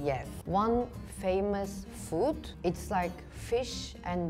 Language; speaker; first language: English; non-native, fluent; Turkish